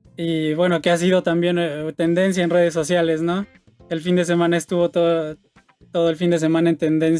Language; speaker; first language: Spanish; native; Spanish